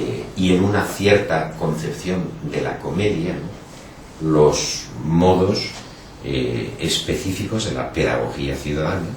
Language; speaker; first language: Spanish; native; Spanish